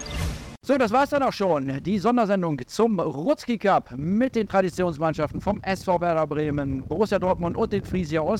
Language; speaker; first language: German; native; German